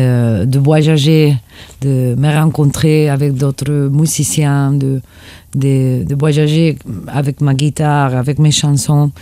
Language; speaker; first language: French; non-native, fluent; Spanish